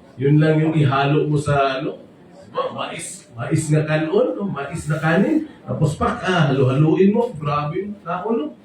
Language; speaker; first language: Filipino; non-native, local second language; Cebuano